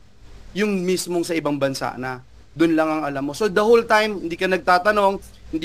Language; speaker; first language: Filipino; native; Filipino